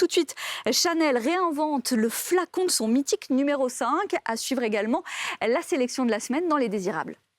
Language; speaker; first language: French; native; French